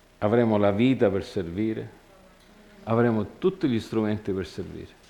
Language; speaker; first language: Italian; non-native, fluent; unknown